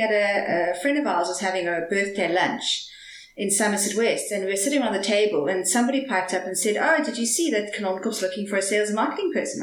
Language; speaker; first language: English; native; English